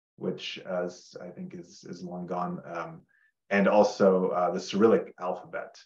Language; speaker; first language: English; native; English